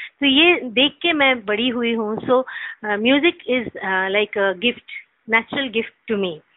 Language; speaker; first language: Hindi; non-native, local second language; Bangla